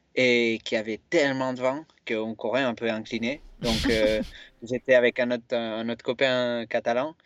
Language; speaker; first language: French; non-native, fluent; Spanish